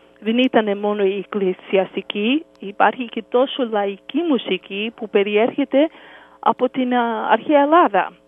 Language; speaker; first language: Greek; early bilingual, heritage; English